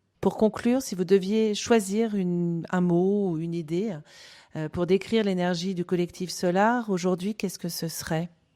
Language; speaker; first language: French; native; French